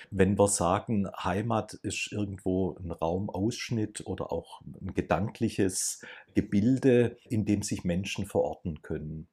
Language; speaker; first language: German; native; German